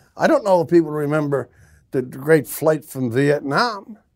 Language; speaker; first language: English; native; English